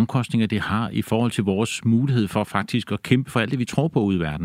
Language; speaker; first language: Danish; native; Danish